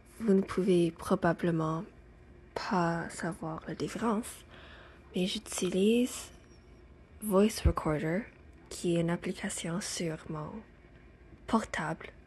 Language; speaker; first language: French; non-native, learner; English